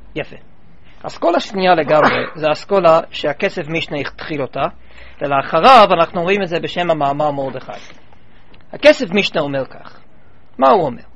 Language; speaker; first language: Hebrew; non-native, fluent; English